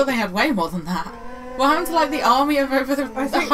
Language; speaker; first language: English; native; English